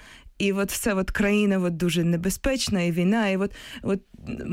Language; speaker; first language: Ukrainian; non-native, local second language; Russian